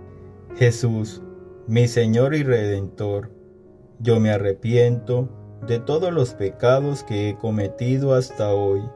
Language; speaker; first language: Spanish; native; Spanish